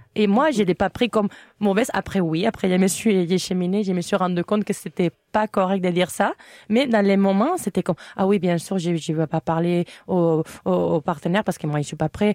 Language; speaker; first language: French; non-native, fluent; Catalan